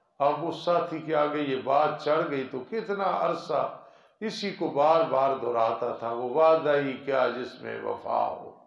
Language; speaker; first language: Urdu; non-native, local second language; Punjabi